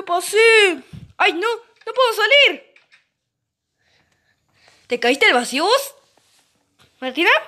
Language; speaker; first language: Spanish; native; Spanish